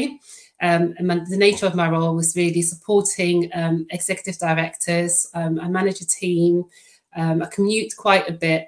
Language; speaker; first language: English; non-native, fluent; Dutch